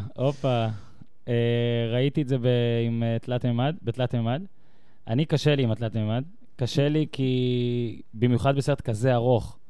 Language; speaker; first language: Hebrew; native; Hebrew